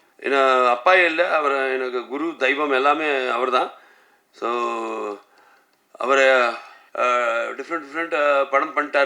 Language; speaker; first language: Tamil; non-native, local second language; Telugu